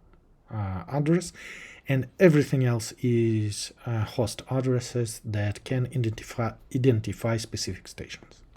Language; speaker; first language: English; non-native, fluent; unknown